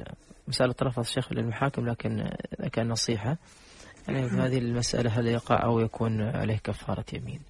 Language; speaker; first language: Arabic; native; Arabic